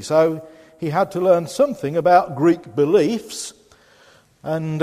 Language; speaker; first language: English; native; English